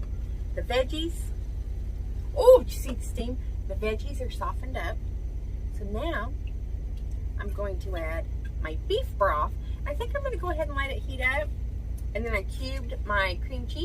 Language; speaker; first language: English; native; English